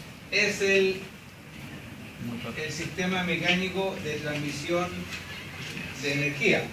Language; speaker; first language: Spanish; native; Spanish